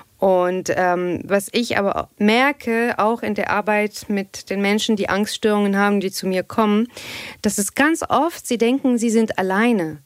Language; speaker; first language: German; non-native, fluent; Arabic